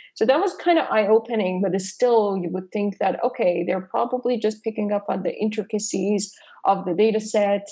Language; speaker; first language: English; non-native, fluent; Persian